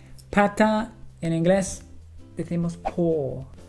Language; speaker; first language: Spanish; non-native, fluent; English